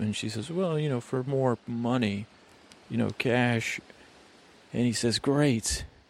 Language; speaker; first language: English; native; English